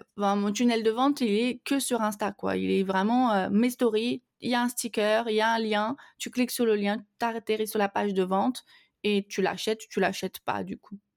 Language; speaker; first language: French; non-native, fluent; Portuguese